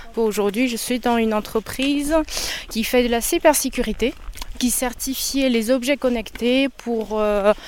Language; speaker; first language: French; non-native, fluent; Chinese